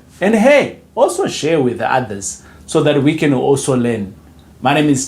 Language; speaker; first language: English; non-native, local second language; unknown